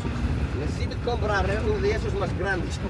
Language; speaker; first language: Spanish; non-native, learner; English